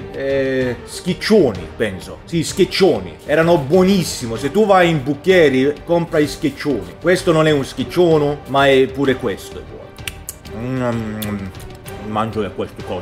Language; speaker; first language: Italian; non-native, learner; Swedish